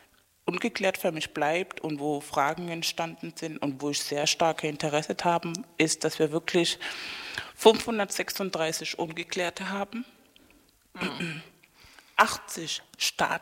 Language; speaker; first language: German; non-native, fluent; Spanish